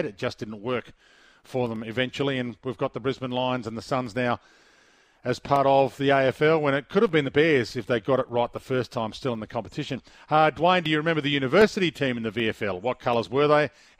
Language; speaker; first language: English; native; English